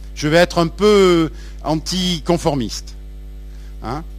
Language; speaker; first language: French; native; French